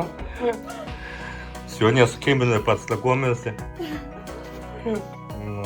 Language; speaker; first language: Russian; non-native, learner; Chinese